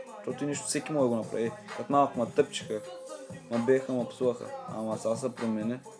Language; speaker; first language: Bulgarian; early bilingual, other home language; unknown